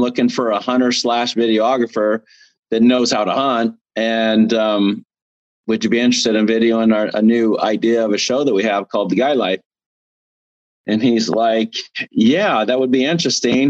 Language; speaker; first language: English; native; English